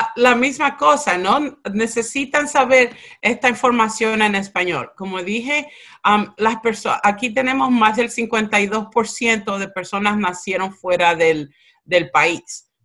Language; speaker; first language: Spanish; early bilingual, other home language; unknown